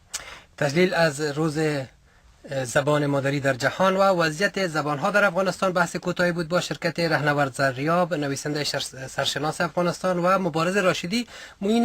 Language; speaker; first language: Persian; native; Persian